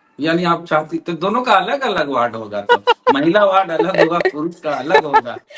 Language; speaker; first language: Hindi; native; Hindi